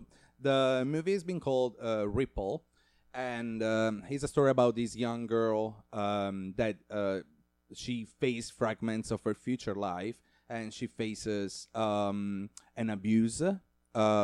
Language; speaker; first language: English; non-native, fluent; Italian